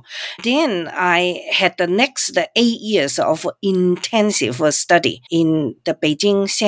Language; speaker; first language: English; non-native, fluent; Cantonese